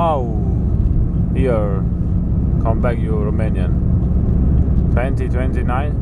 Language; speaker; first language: English; non-native, learner; Romanian